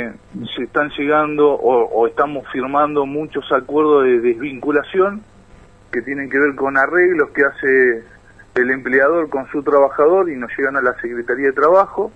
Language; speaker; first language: Spanish; native; Spanish